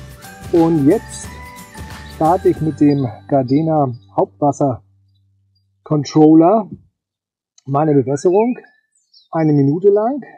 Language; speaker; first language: German; native; German